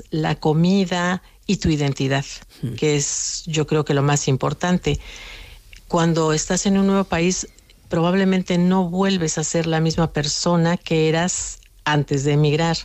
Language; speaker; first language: Spanish; native; Spanish